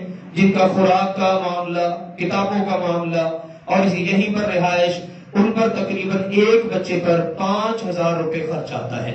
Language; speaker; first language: Urdu; native; Urdu